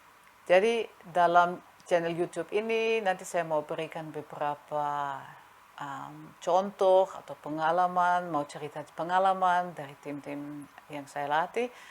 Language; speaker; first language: Indonesian; non-native, fluent; German